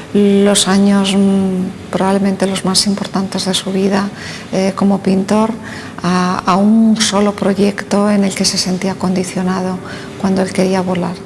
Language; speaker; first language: Spanish; native; Spanish